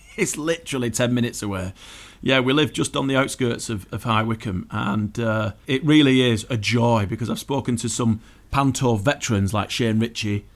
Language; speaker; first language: English; native; English